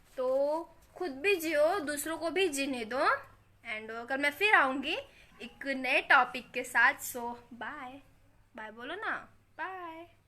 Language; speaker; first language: Hindi; non-native, local second language; Marathi